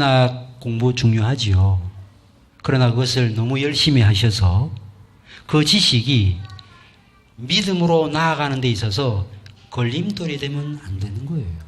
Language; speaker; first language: Korean; native; Korean